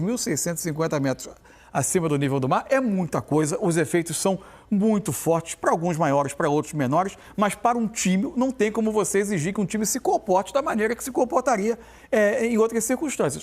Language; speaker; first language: Portuguese; native; Portuguese